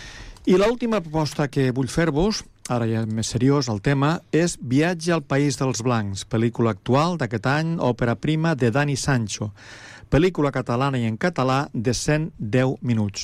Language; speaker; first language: Catalan; native; Catalan